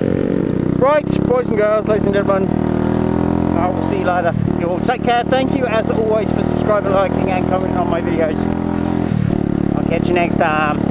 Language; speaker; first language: English; native; English